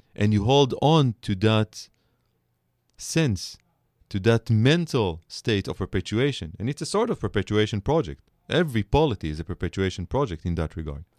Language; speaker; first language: English; non-native, fluent; Hebrew